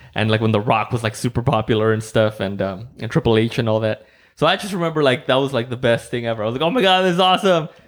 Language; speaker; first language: English; non-native, fluent; Spanish